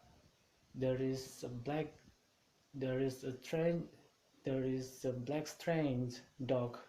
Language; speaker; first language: English; non-native, learner; Indonesian